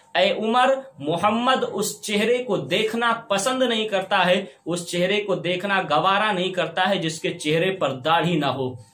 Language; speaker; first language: Urdu; native; Urdu